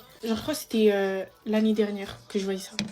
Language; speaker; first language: French; native; French